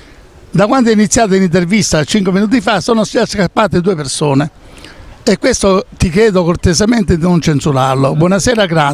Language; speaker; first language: Italian; native; Italian